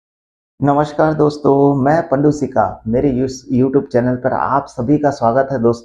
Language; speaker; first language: Hindi; non-native, local second language; Odia